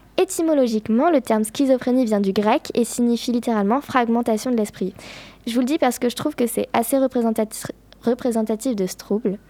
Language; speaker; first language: French; native; French